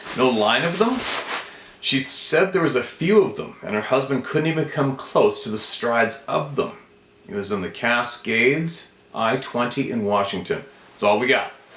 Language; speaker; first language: English; native; English